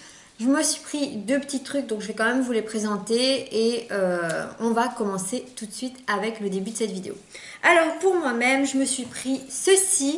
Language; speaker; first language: French; native; French